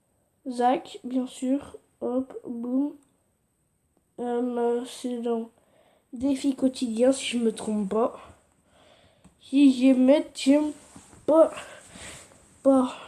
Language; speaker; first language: French; native; French